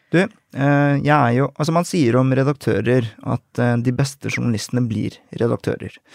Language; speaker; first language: Norwegian; early bilingual, other home language; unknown